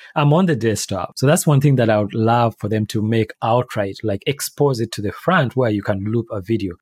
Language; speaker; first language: English; non-native, local second language; Ganda